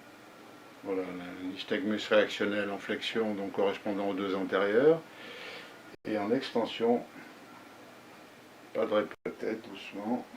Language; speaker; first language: French; native; French